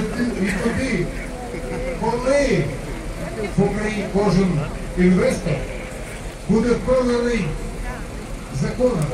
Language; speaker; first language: Ukrainian; non-native, local second language; Russian